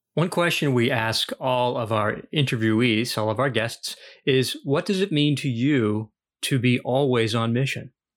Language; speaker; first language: English; native; English